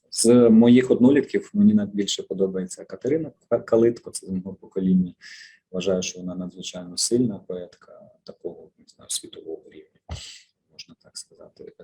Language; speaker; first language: Ukrainian; native; Ukrainian